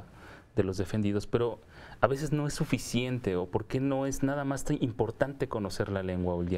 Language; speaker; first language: Spanish; native; Spanish